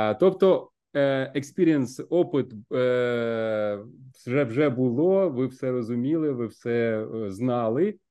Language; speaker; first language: Ukrainian; non-native, local second language; Russian